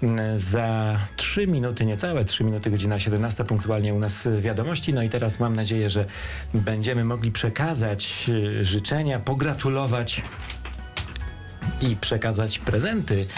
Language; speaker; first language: Polish; native; Polish